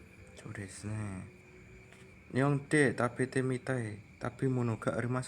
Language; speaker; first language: Japanese; non-native, fluent; Indonesian